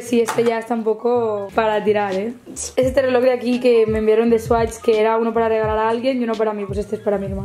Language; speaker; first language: Spanish; native; Spanish